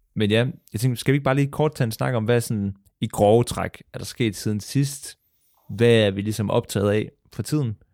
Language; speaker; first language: Danish; native; Danish